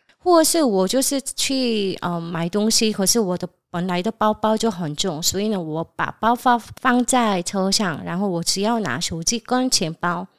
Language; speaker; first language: Chinese; non-native, fluent; Korean